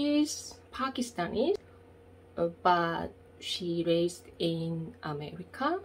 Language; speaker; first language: English; non-native, learner; Korean